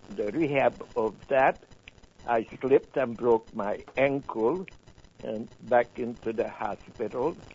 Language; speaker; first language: English; non-native, fluent; Hungarian